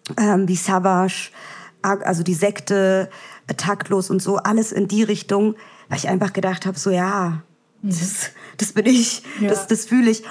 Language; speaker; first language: German; early bilingual, other home language; Russian